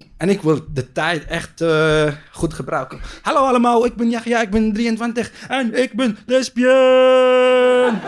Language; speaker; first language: Dutch; non-native, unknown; Arabic